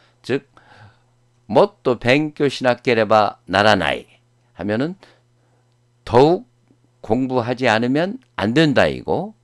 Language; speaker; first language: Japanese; non-native, fluent; Korean